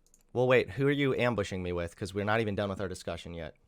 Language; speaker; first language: English; native; English